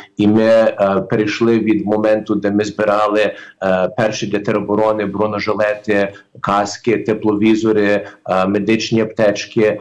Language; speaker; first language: Ukrainian; early bilingual, heritage; Ukrainian